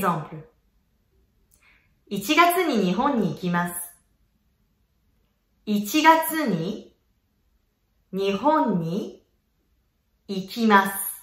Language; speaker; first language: Japanese; non-native, fluent; French